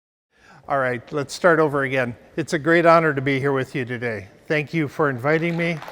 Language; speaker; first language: English; native; English